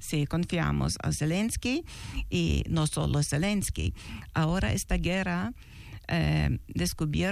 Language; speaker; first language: Spanish; non-native, learner; Ukrainian